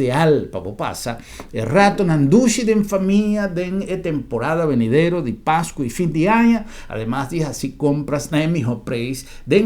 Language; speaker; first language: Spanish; non-native, fluent; Papiamento